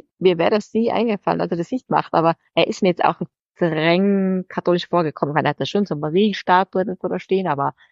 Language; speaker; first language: German; native; German